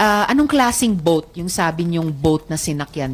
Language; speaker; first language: Filipino; native; Filipino